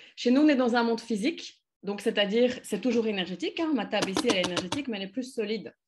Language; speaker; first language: French; non-native, fluent; Polish